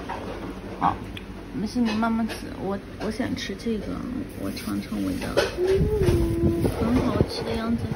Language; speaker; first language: Chinese; non-native, fluent; Spanish